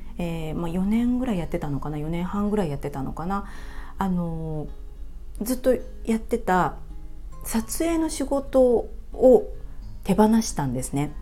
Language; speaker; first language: Japanese; native; Japanese